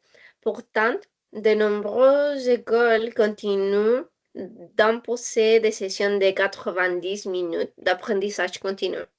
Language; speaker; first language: French; non-native, learner; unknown